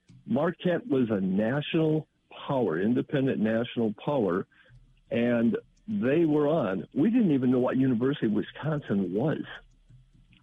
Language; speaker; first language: English; native; English